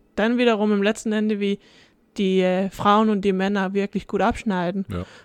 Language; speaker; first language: German; early bilingual, heritage; Danish